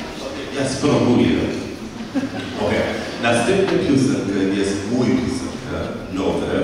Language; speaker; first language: Polish; non-native, learner; English